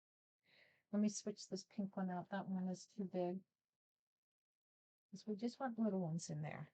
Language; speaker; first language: English; native; English